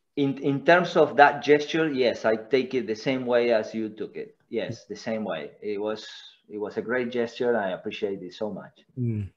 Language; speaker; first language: English; non-native, fluent; Spanish